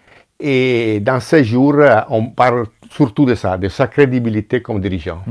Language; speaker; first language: French; non-native, fluent; Italian